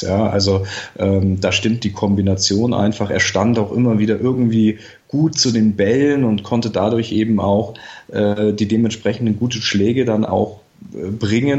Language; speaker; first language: German; native; German